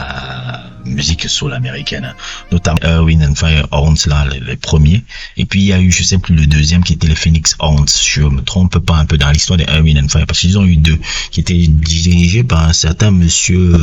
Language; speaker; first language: French; native; French